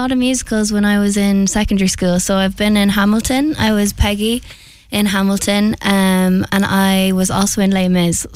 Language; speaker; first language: English; native; English